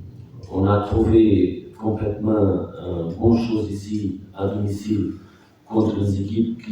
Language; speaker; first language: French; non-native, fluent; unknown